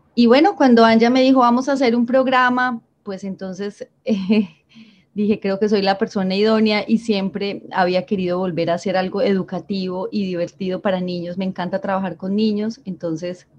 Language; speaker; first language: Spanish; native; Spanish